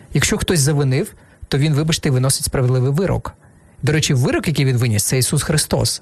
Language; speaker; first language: Ukrainian; non-native, local second language; Russian